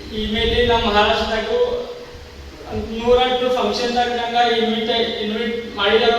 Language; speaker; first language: Kannada; non-native, local second language; Marathi